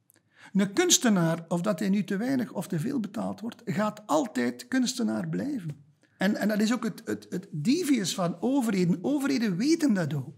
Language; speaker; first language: Dutch; native; Dutch